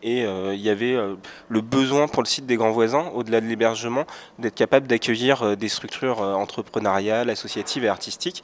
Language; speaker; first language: French; native; French